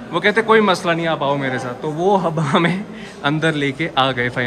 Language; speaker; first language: Hindi; native; Hindi